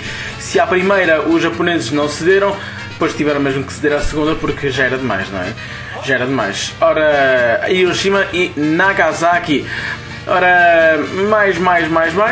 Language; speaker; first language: Portuguese; native; Portuguese